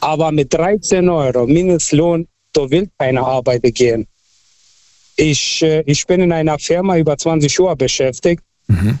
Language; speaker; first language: German; non-native, local second language; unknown